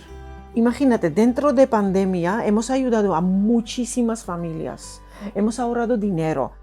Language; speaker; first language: Spanish; non-native, fluent; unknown